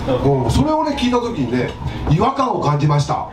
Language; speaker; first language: Japanese; native; Japanese